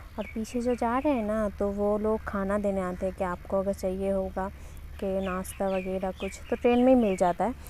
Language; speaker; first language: Hindi; non-native, local second language; Bangla